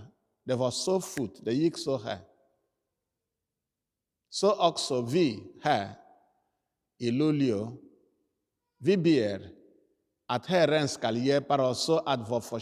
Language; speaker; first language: Swedish; non-native, fluent; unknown